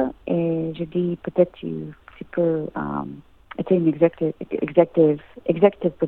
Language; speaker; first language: French; non-native, learner; English